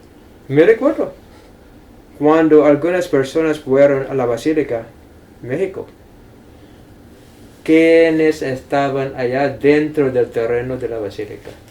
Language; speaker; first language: Spanish; non-native, fluent; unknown